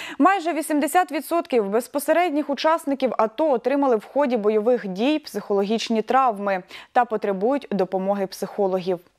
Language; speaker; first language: Ukrainian; native; Ukrainian